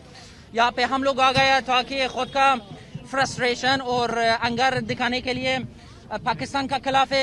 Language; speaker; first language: Hindi; non-native, fluent; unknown